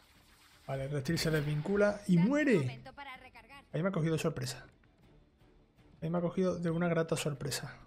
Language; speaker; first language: Spanish; native; Spanish